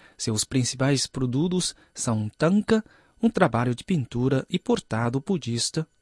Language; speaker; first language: Portuguese; non-native, fluent; Chinese